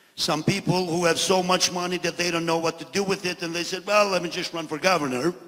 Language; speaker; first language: English; non-native, fluent; Albanian